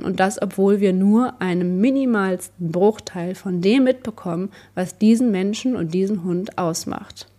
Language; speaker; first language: German; native; German